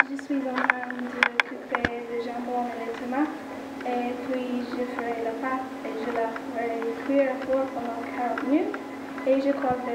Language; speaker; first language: French; non-native, learner; English